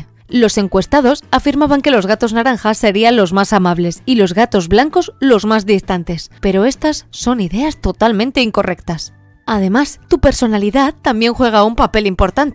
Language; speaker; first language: Spanish; native; Spanish